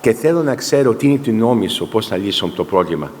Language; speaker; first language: Greek; early bilingual, heritage; Greek